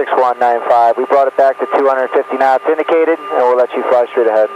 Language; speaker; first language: English; native; English